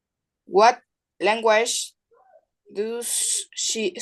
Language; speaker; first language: English; non-native, learner; Spanish